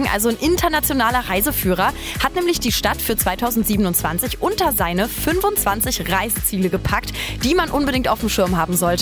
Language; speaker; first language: German; native; German